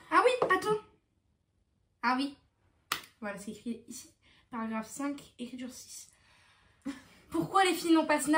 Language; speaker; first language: French; native; French